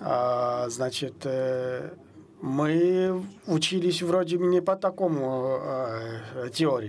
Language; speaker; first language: Russian; non-native, fluent; Chinese